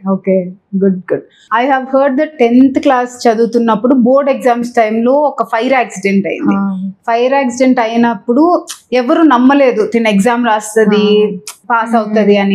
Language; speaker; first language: Telugu; native; Telugu